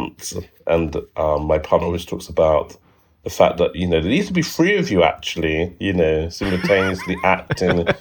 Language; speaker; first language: English; native; English